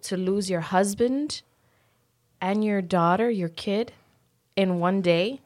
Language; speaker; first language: English; early bilingual, other home language; Spanish